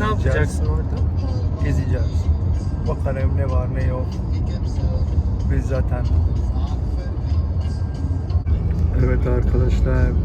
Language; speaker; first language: Turkish; non-native, learner; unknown